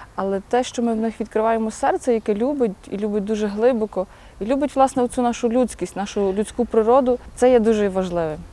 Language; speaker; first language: Ukrainian; native; Ukrainian